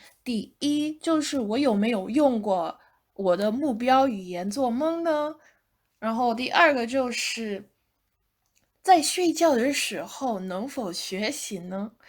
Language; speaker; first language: Chinese; non-native, fluent; English